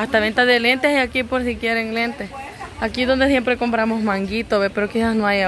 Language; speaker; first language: Spanish; native; Spanish